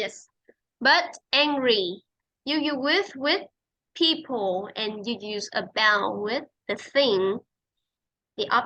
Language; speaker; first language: English; non-native, fluent; Vietnamese